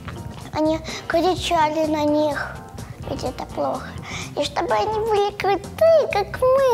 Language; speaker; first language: Russian; native; Russian